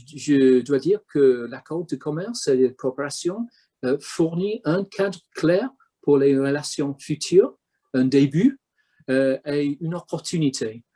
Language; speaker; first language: French; non-native, fluent; English